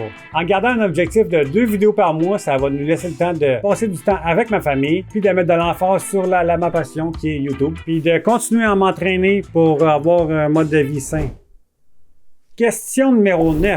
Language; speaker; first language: French; native; French